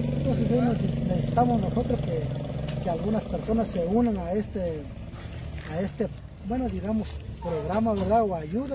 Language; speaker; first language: Spanish; native; Spanish